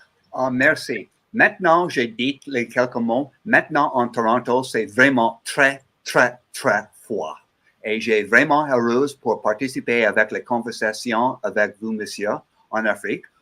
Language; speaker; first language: French; non-native, learner; English